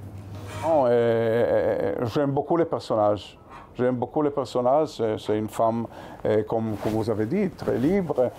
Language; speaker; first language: French; non-native, fluent; Hebrew